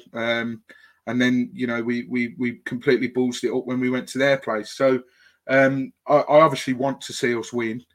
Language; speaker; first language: English; native; English